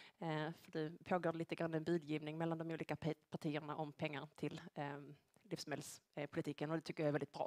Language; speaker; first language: Swedish; native; Swedish